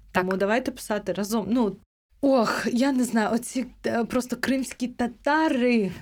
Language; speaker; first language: Ukrainian; non-native, local second language; Crimean Tatar